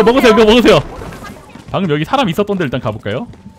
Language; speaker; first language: Korean; native; Korean